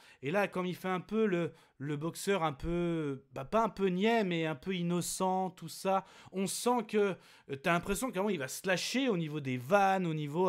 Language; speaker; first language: French; native; French